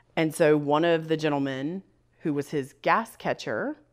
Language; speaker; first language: English; native; English